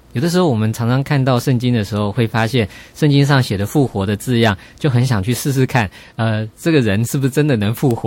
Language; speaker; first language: Chinese; native; Chinese